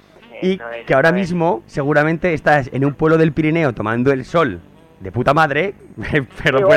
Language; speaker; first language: Spanish; native; Spanish